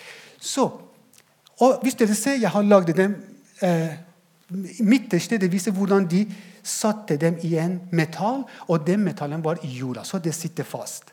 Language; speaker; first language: Norwegian; non-native, fluent; Persian